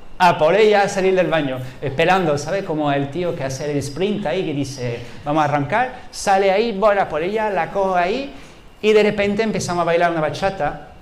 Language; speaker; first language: Spanish; non-native, fluent; French